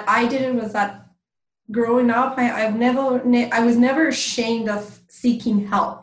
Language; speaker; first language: English; non-native, fluent; Persian